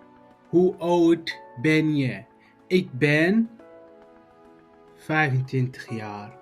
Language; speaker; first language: Dutch; non-native, fluent; Tigrinya